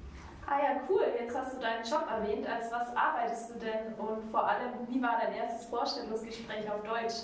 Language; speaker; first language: German; native; German